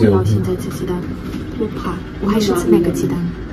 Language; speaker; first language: Chinese; non-native, learner; Ukrainian